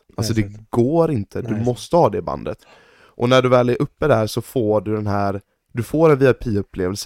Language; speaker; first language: Swedish; native; Swedish